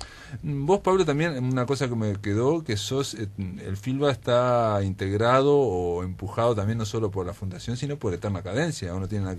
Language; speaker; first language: Spanish; native; Spanish